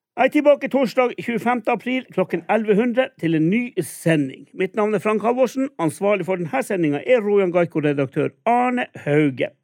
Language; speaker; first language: Norwegian; native; Norwegian